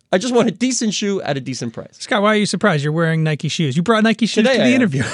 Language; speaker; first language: English; native; English